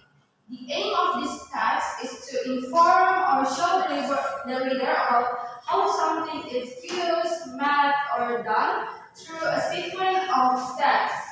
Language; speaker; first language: English; non-native, fluent; Indonesian